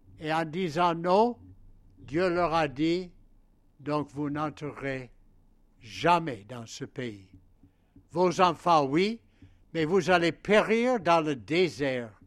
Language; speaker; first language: French; non-native, fluent; English